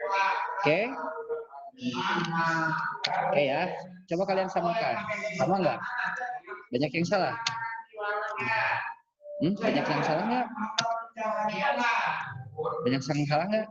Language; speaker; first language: Indonesian; native; Indonesian